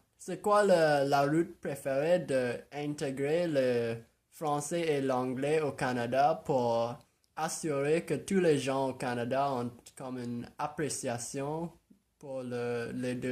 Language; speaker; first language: French; non-native, local second language; English